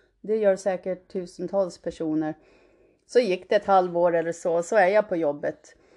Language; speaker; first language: Swedish; early bilingual, heritage; Swedish